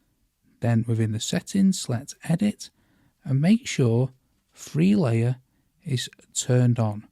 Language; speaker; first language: English; native; English